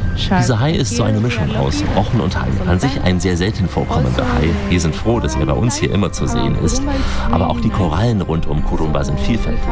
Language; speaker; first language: German; native; German